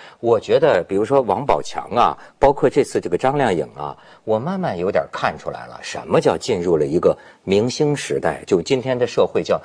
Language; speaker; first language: Chinese; native; Chinese